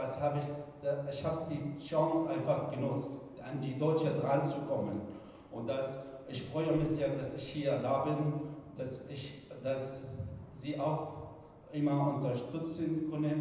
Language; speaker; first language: German; non-native, fluent; Arabic